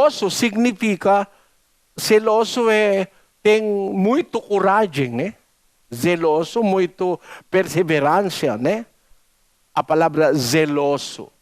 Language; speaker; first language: Portuguese; non-native, learner; Filipino